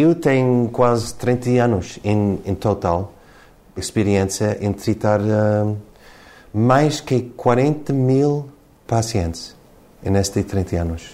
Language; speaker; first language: Portuguese; non-native, learner; English